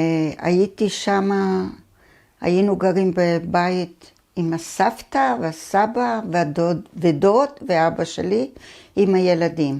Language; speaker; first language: Hebrew; early bilingual, other home language; Arabic